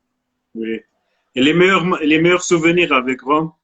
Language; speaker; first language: French; non-native, local second language; Arabic